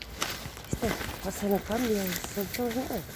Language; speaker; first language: Italian; non-native, learner; Spanish